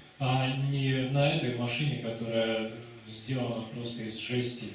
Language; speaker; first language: Russian; native; Russian